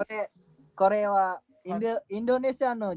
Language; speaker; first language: Japanese; non-native, local second language; Indonesian